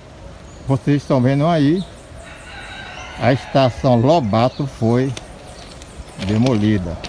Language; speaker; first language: Portuguese; native; Portuguese